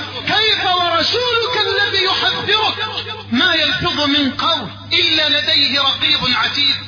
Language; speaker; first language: Arabic; native; Arabic